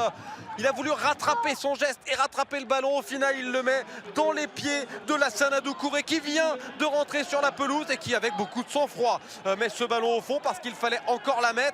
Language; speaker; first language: French; native; French